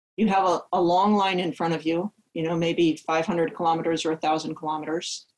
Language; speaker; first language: English; native; English